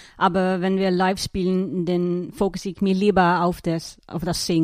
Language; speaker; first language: German; non-native, learner; Dutch